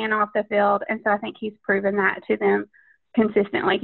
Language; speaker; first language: English; native; English